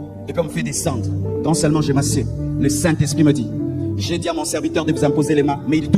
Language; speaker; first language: French; non-native, local second language; Lingala